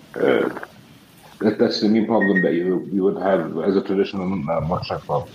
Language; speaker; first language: English; non-native, fluent; Arabic